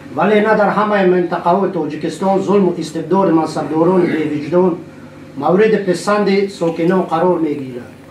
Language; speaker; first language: Tajik; non-native, local second language; Shughni